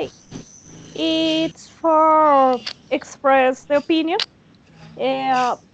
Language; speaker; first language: English; non-native, learner; Spanish